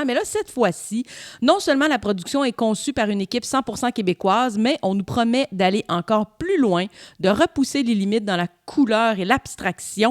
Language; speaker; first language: French; native; French